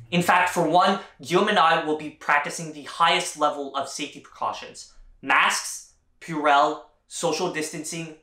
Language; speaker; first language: English; native; English